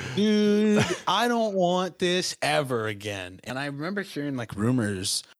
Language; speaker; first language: English; native; English